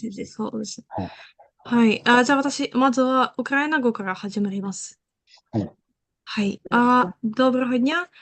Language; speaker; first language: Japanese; non-native, learner; Ukrainian